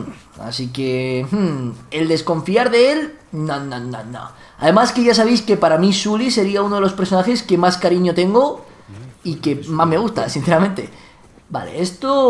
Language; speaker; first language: Spanish; native; Spanish